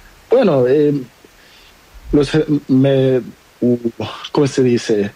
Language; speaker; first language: Spanish; non-native, learner; Portuguese